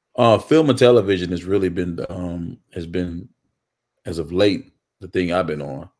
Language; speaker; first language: English; native; English